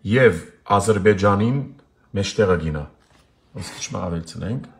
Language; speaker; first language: Armenian; early bilingual, heritage; Armenian